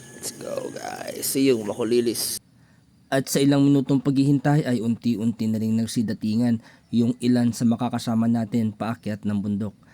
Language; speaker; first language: Filipino; native; Filipino